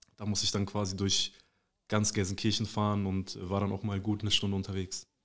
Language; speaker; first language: German; native; German